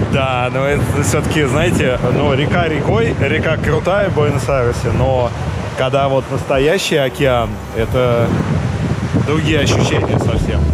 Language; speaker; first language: Russian; native; Russian